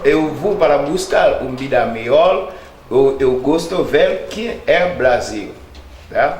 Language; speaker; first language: Portuguese; non-native, learner; Haitian Creole